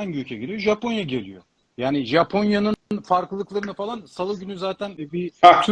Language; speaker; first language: Turkish; native; Turkish